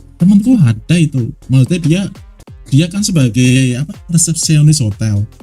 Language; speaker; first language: Indonesian; native; Indonesian